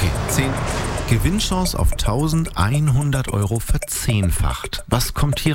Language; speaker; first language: German; native; German